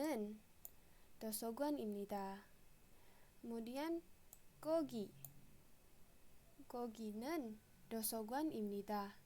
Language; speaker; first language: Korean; non-native, fluent; Indonesian